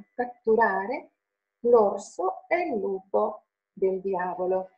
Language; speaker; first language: Italian; non-native, fluent; Finnish